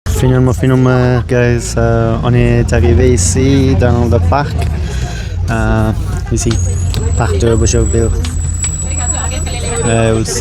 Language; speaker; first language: French; non-native, learner; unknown